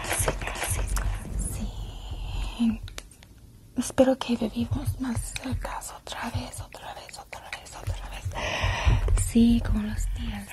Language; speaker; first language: Spanish; non-native, learner; English